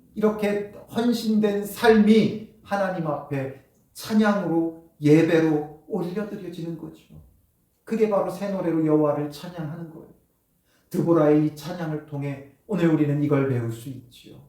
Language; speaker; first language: Korean; native; Korean